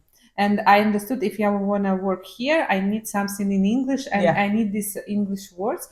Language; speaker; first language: English; non-native, learner; Ukrainian